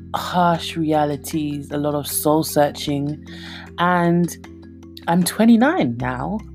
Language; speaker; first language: English; native; English